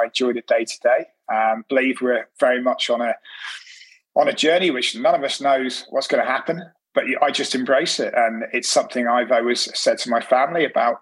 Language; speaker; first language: English; native; English